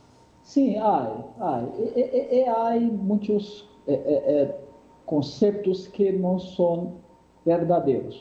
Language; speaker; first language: Spanish; non-native, fluent; Portuguese